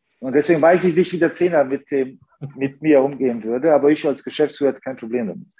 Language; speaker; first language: German; early bilingual, other home language; Serbian